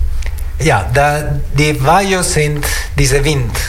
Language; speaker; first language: German; non-native, learner; Italian